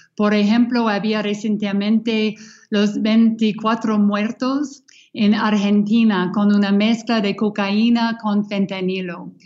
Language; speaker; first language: Spanish; non-native, fluent; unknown